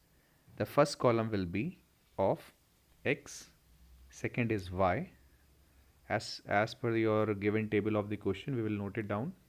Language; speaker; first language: English; non-native, local second language; Hindi